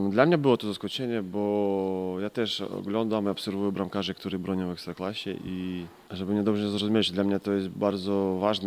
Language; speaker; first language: Polish; non-native, fluent; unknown